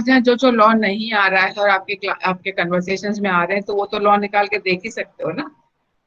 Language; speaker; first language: Hindi; native; Hindi